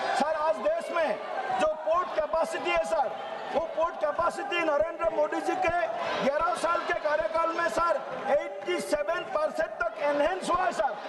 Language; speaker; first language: Hindi; non-native, local second language; Assamese